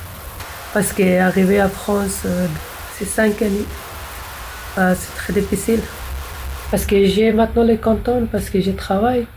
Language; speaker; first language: French; non-native, learner; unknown